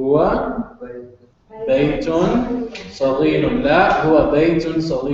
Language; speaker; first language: Arabic; non-native, fluent; English